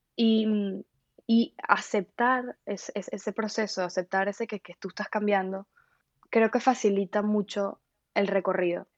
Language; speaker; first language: Spanish; native; Spanish